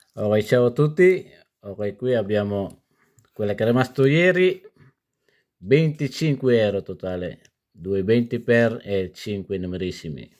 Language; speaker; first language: Italian; non-native, learner; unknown